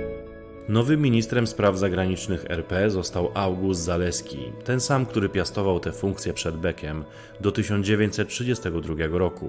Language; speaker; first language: Polish; native; Polish